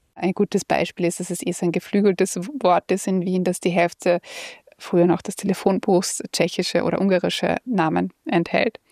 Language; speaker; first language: German; native; German